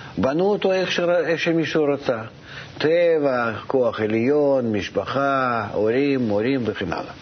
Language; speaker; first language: Hebrew; non-native, fluent; Russian